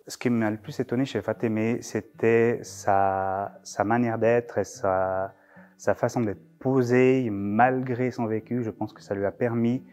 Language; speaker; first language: French; native; French